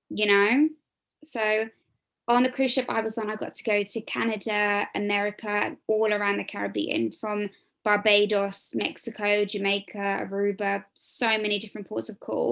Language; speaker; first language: English; native; English